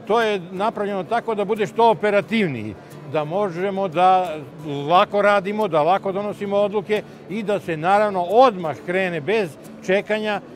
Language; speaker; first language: Serbian; native; Serbian